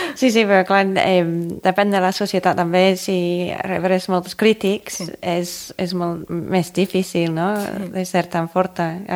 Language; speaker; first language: Catalan; non-native, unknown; English